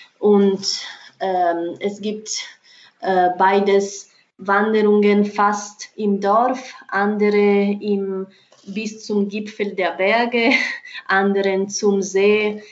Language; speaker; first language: German; non-native, fluent; Italian